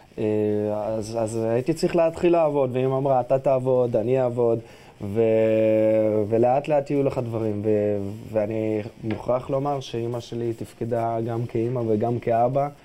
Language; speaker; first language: Hebrew; early bilingual, other home language; Russian